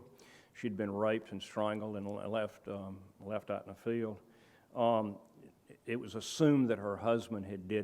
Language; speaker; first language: English; native; English